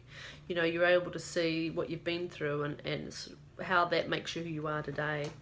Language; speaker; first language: English; native; English